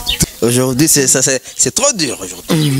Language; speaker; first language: French; non-native, local second language; Rundi